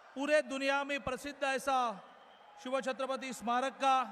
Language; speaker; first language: Hindi; non-native, local second language; Marathi